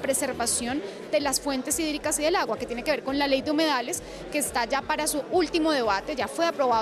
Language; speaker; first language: Spanish; native; Spanish